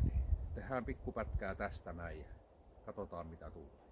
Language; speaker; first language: Finnish; native; Finnish